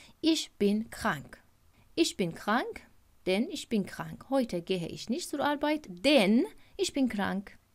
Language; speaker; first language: German; non-native, fluent; Persian